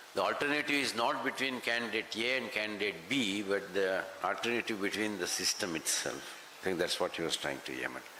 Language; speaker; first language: English; non-native, local second language; Kannada